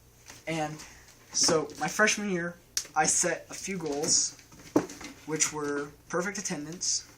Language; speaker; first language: English; native; English